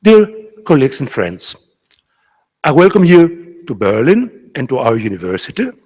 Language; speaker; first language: English; non-native, fluent; Greek